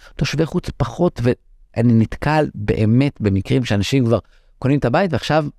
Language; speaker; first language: Hebrew; non-native, local second language; English